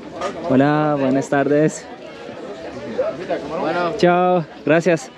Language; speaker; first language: Spanish; non-native, learner; Turkish